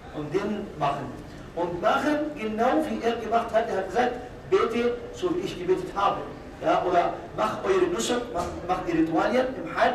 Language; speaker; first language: German; non-native, fluent; Arabic